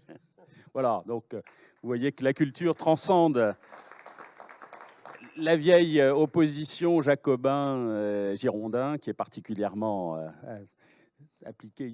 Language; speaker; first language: French; native; French